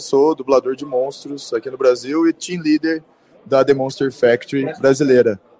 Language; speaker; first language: Portuguese; native; Portuguese